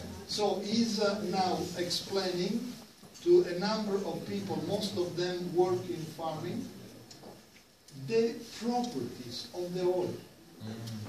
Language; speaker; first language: English; non-native, fluent; Italian